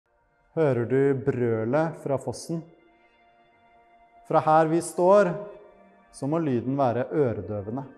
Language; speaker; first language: Norwegian; native; Norwegian